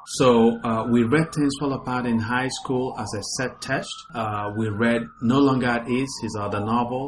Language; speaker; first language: English; non-native, local second language; Igbo